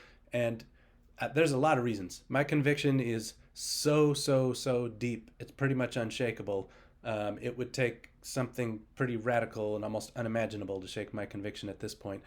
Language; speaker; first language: English; native; English